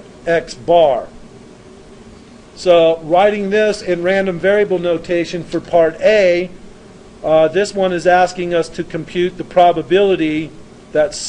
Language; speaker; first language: English; native; English